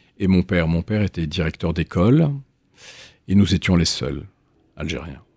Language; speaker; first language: French; native; French